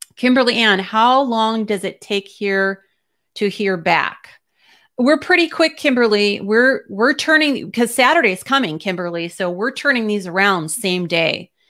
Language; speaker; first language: English; native; English